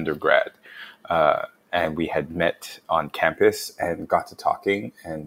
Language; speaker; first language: English; non-native, local second language; Cantonese